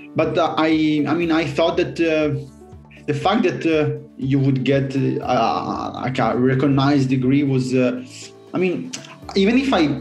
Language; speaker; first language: English; non-native, fluent; Italian